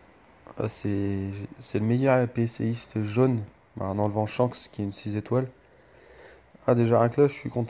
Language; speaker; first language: French; native; French